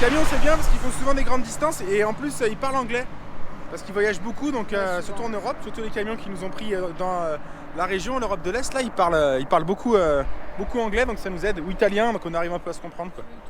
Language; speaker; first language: French; native; French